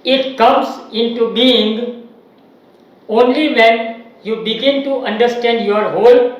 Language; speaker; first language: English; non-native, local second language; Gujarati